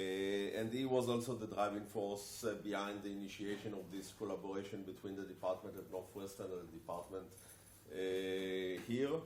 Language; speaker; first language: English; non-native, fluent; Hebrew